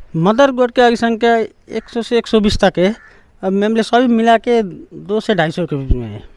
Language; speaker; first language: Hindi; non-native, local second language; Nepali